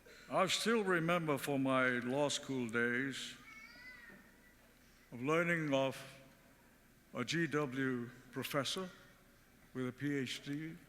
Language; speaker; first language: English; early bilingual, other home language; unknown